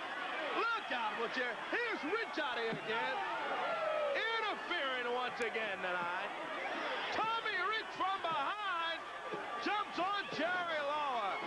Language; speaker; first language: English; native; English